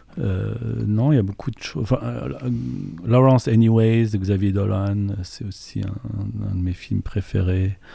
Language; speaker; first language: French; non-native, local second language; Polish